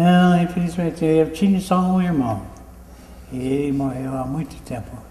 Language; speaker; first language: Portuguese; non-native, fluent; English